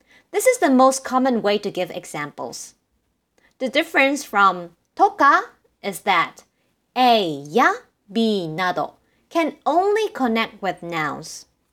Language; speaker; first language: English; non-native, fluent; Japanese